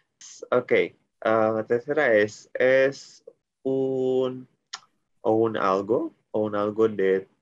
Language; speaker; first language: Spanish; non-native, learner; Indonesian